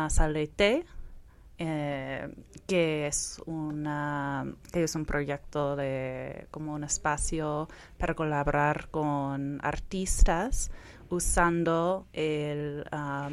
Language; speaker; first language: Spanish; non-native, fluent; English